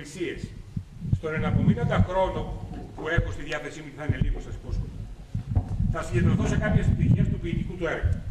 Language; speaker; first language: Greek; native; Greek